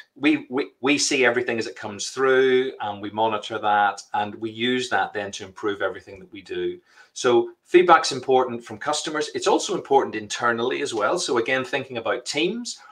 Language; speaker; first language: English; native; English